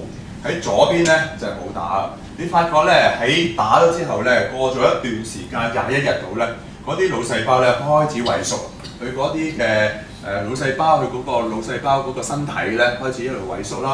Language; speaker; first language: Cantonese; native; Cantonese